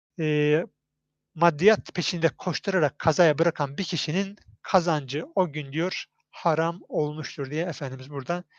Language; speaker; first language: Turkish; native; Turkish